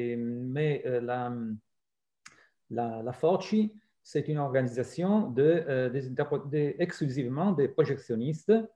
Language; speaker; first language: French; non-native, fluent; Italian